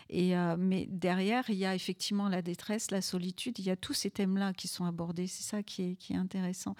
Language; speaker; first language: French; native; French